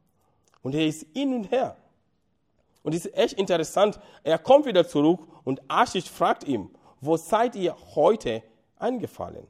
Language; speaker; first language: German; non-native, fluent; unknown